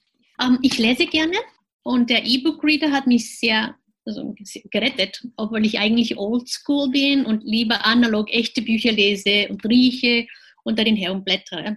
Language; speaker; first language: German; non-native, fluent; Japanese